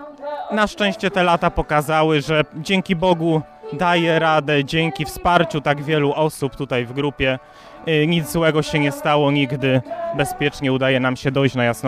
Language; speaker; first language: Polish; native; Polish